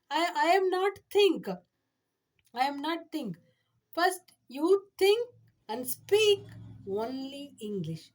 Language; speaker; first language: English; non-native, learner; Tamil